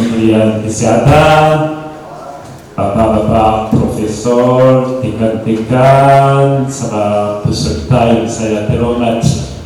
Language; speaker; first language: Indonesian; non-native, learner; French